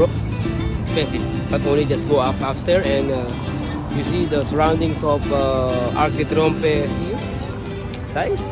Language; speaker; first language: English; non-native, local second language; Filipino